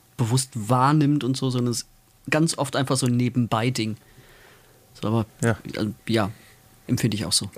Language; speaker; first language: German; native; German